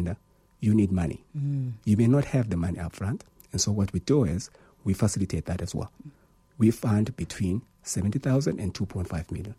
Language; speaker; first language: English; non-native, local second language; Xhosa